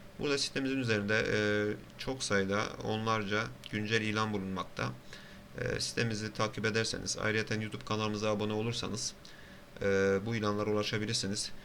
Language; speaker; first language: Turkish; native; Turkish